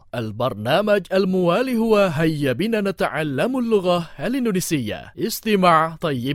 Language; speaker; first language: Arabic; non-native, fluent; Indonesian